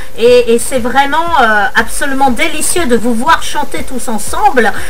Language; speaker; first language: French; native; French